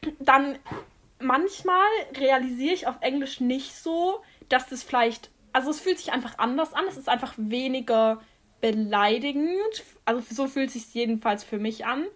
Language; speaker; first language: German; native; German